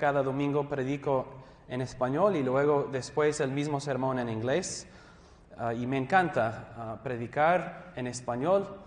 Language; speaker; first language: Spanish; non-native, fluent; English